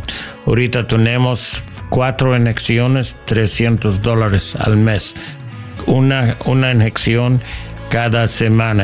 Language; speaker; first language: Spanish; non-native, learner; English